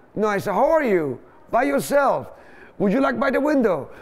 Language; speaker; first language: English; non-native, fluent; Persian